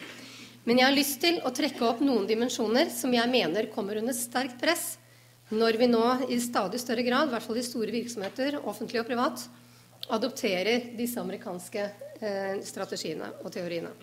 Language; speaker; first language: Norwegian; native; Norwegian